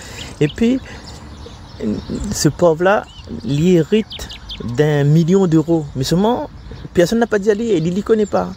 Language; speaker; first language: French; non-native, local second language; Réunion Creole French